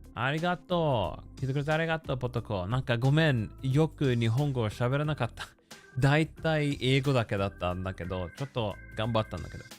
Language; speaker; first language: Japanese; non-native, learner; English